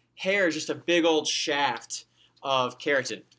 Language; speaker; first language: English; native; English